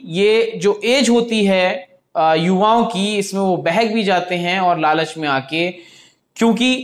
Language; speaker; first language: Hindi; native; Hindi